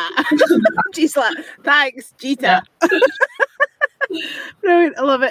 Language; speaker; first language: English; native; English